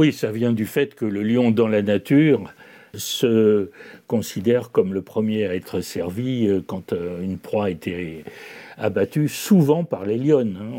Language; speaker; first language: French; native; French